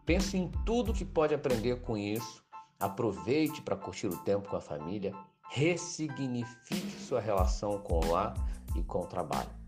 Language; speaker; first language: Portuguese; native; Portuguese